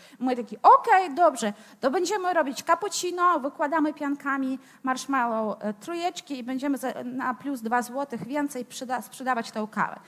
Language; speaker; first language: Polish; non-native, fluent; Ukrainian